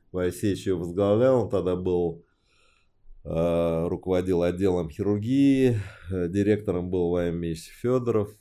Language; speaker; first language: Russian; early bilingual, other home language; Chinese